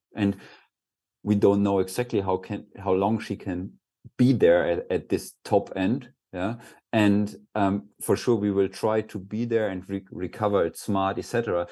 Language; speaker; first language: English; non-native, fluent; German